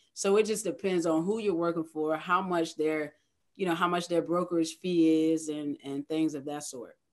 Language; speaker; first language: English; native; English